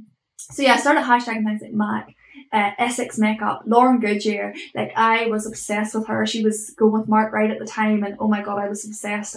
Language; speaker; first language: English; native; English